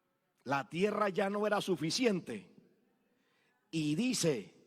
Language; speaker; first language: Spanish; native; Spanish